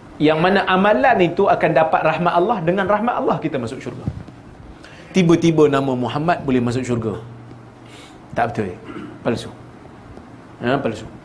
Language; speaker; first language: Malay; native; Malay